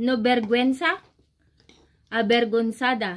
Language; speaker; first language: Spanish; non-native, learner; Filipino